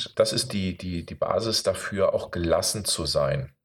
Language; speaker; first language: German; native; German